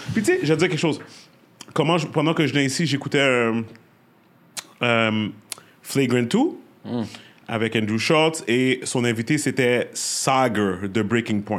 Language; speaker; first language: French; native; French